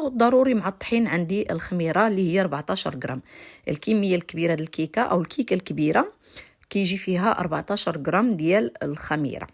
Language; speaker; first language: Arabic; native; Arabic